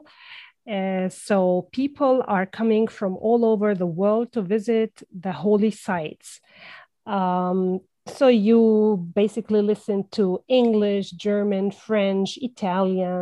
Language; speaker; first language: English; non-native, fluent; Arabic